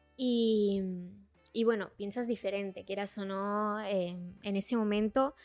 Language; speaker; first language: Spanish; early bilingual, other home language; Portuguese